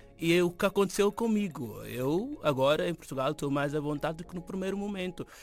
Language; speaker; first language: Portuguese; non-native, local second language; Upper Guinea Crioulo